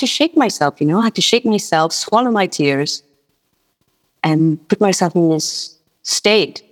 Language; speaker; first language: English; non-native, fluent; Morisyen